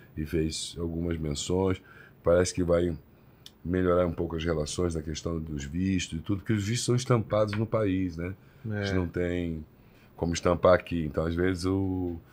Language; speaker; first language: Portuguese; native; Portuguese